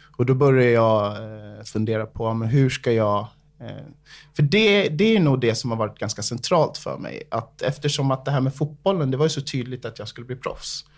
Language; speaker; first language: Swedish; early bilingual, other home language; English